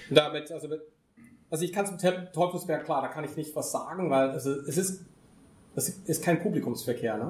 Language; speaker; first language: German; non-native, fluent; English